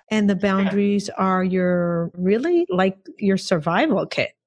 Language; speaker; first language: English; non-native, fluent; Hebrew